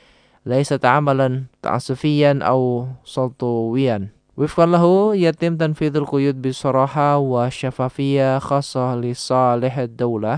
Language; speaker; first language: Arabic; non-native, fluent; Indonesian